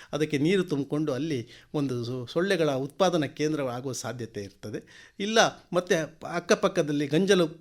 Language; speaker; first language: Kannada; native; Kannada